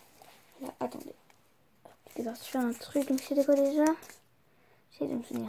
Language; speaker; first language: French; native; French